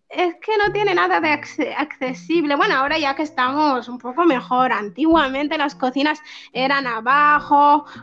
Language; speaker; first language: Spanish; early bilingual, other home language; Arabic